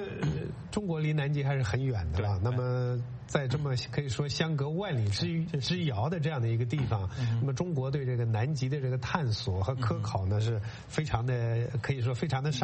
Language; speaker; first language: Chinese; native; Chinese